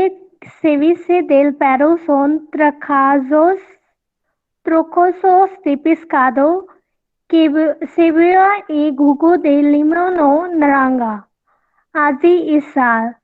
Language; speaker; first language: Spanish; non-native, learner; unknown